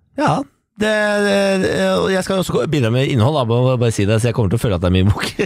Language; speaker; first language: Norwegian; native; Norwegian